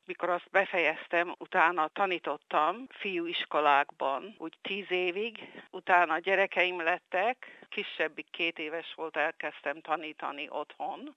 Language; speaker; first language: Hungarian; early bilingual, heritage; Hungarian